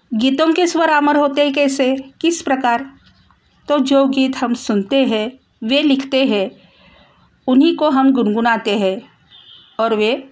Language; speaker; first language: Hindi; non-native, local second language; Marathi